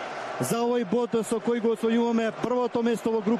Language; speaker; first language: Macedonian; native; Macedonian